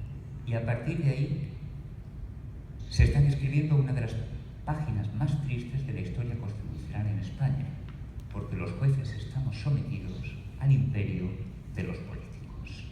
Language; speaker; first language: Spanish; native; Spanish